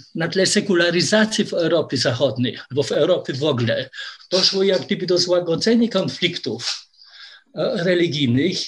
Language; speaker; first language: Polish; non-native, fluent; German